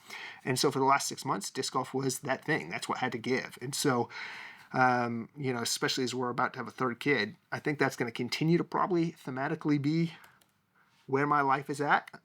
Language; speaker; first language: English; native; English